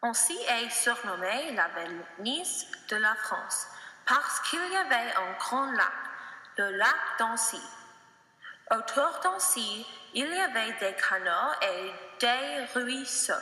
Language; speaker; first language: French; non-native, learner; English